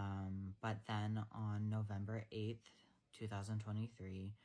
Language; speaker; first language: English; native; English